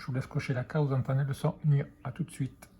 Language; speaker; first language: French; native; French